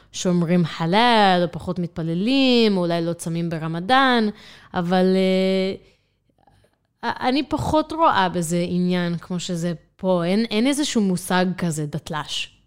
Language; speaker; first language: Hebrew; non-native, fluent; English